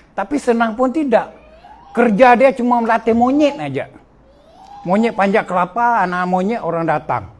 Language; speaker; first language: Malay; non-native, local second language; Min Nan Chinese